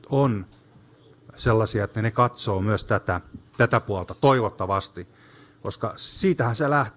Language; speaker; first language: Finnish; native; Finnish